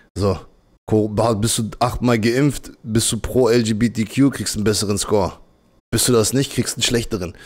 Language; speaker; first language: German; native; German